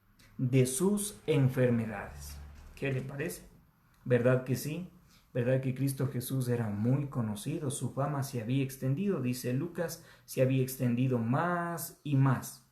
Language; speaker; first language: Spanish; native; Spanish